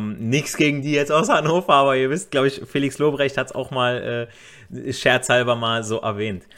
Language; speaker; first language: German; native; German